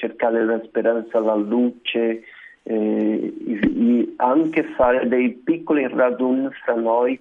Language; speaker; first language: Italian; non-native, learner; Portuguese